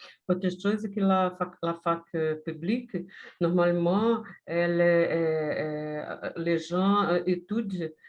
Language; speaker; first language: French; non-native, learner; Portuguese